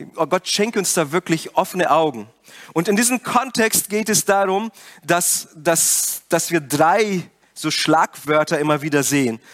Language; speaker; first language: German; non-native, fluent; Portuguese